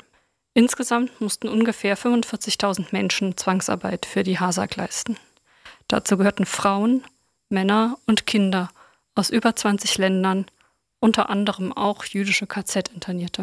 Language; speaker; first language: German; native; German